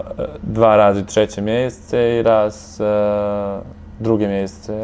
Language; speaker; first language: Polish; non-native, fluent; Serbian